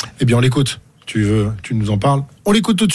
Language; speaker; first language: French; native; French